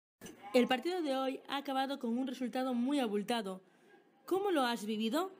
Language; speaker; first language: Spanish; native; Spanish